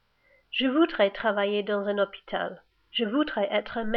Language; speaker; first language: French; non-native, learner; English